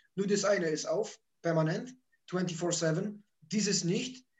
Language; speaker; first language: German; early bilingual, other home language; Polish